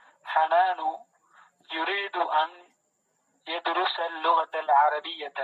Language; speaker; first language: Arabic; non-native, learner; Tamil